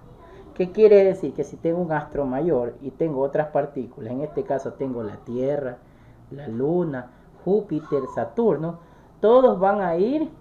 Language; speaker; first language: Spanish; native; Spanish